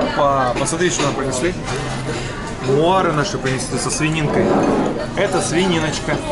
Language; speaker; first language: Russian; native; Russian